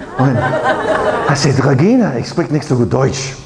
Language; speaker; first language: German; non-native, learner; English